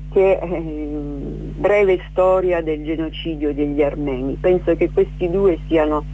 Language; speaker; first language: Italian; early bilingual, other home language; Armenian